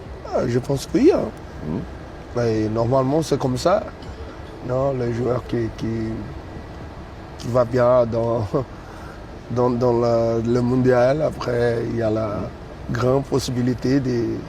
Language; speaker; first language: French; non-native, fluent; Portuguese